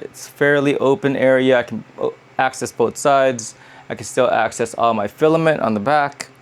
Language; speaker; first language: English; native; English